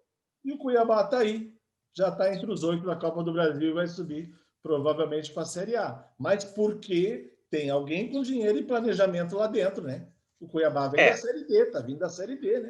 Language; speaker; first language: Portuguese; native; Portuguese